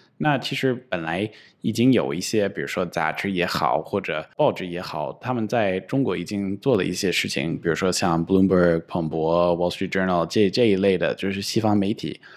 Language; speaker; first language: Chinese; non-native, fluent; English